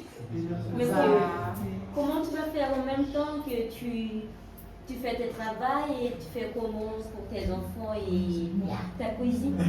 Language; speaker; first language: French; non-native, learner; Malagasy